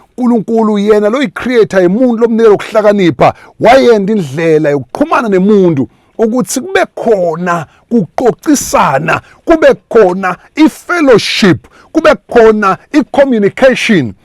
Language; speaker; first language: Zulu; non-native, local second language; Swati